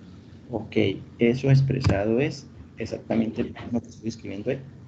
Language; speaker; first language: Spanish; native; Spanish